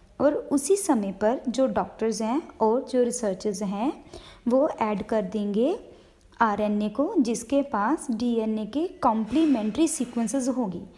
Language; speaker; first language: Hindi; non-native, local second language; Punjabi